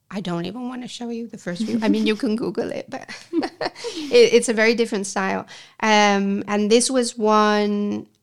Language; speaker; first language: English; non-native, fluent; Spanish